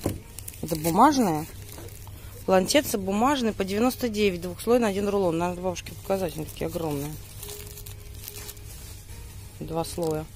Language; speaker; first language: Russian; native; Russian